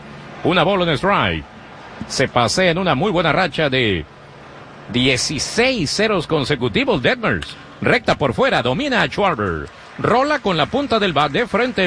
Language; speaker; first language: Spanish; native; Spanish